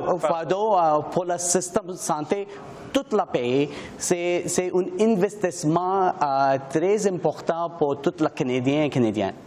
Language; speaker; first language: French; non-native, learner; English